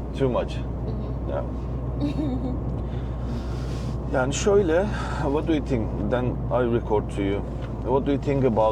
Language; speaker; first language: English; non-native, learner; Turkish